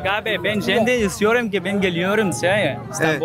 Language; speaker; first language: Turkish; non-native, learner; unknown